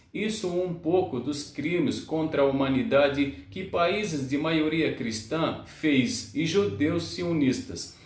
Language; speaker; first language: Portuguese; non-native, learner; Arabic